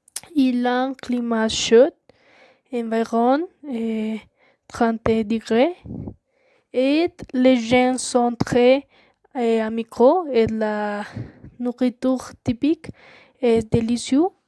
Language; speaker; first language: French; non-native, learner; Spanish